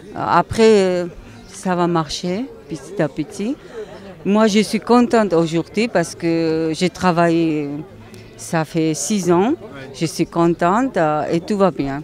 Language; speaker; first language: French; non-native, learner; Georgian